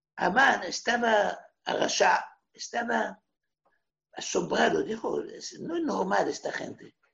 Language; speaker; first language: Spanish; non-native, fluent; Hebrew